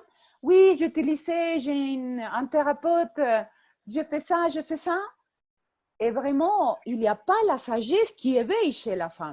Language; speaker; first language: French; non-native, fluent; Spanish